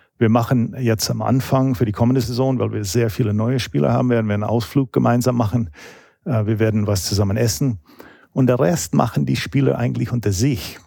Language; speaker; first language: German; non-native, fluent; English